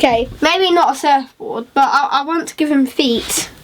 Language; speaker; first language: English; native; English